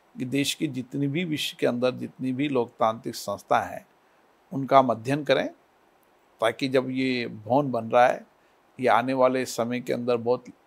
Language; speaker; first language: Hindi; native; Hindi